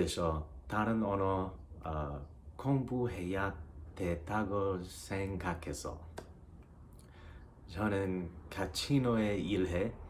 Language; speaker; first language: Korean; non-native, learner; English